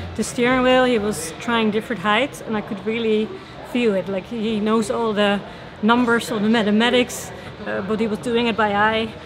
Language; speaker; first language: English; non-native, fluent; Dutch